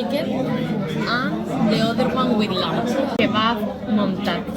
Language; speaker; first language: English; non-native, learner; Spanish